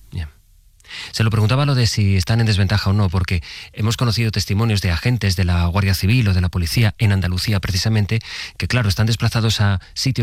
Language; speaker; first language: Spanish; native; Spanish